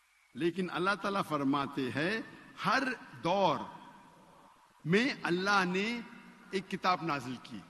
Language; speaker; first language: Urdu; non-native, local second language; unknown